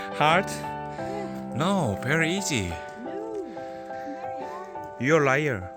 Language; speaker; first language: English; non-native, learner; Korean